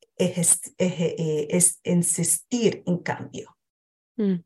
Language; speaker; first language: Spanish; early bilingual, heritage; Spanish